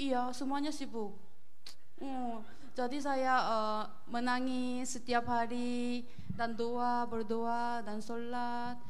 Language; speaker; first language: Indonesian; non-native, learner; Korean